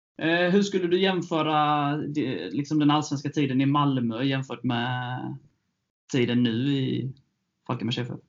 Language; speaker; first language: Swedish; native; Swedish